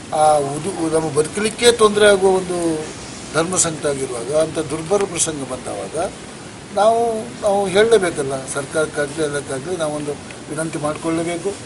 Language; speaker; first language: Kannada; native; Kannada